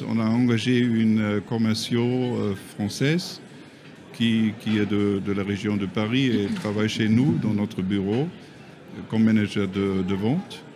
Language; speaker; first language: French; non-native, learner; German